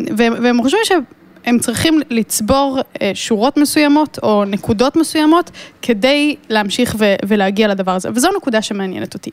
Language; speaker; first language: Hebrew; native; Hebrew